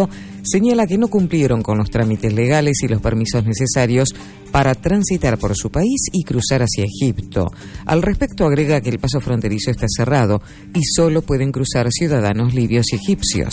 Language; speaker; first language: Spanish; native; Spanish